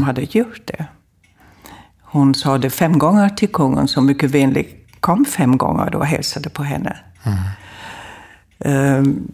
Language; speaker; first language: Swedish; non-native, fluent; German